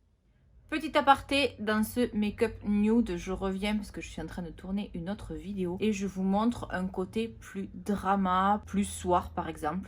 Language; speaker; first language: French; native; French